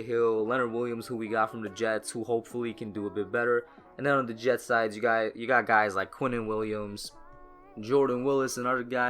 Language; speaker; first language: English; native; English